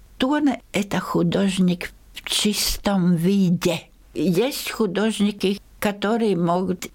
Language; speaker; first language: Russian; non-native, local second language; Latvian